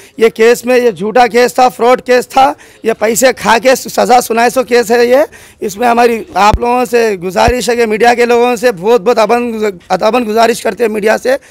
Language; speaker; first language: Hindi; non-native, local second language; Urdu